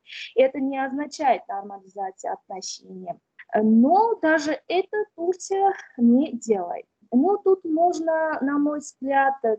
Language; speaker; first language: Russian; non-native, fluent; Armenian